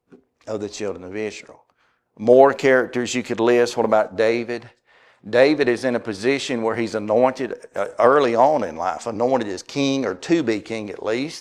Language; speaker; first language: English; native; English